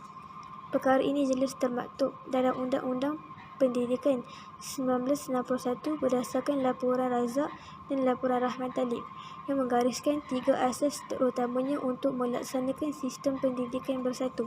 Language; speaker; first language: Malay; native; Malay